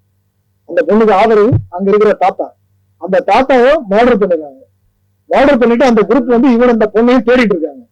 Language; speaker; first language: Tamil; native; Tamil